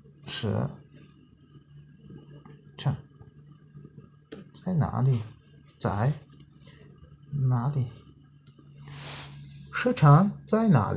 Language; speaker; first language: Chinese; non-native, fluent; Tajik